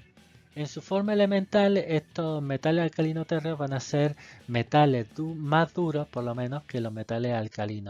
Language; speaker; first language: Spanish; native; Spanish